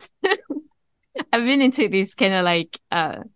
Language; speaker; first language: English; non-native, fluent; French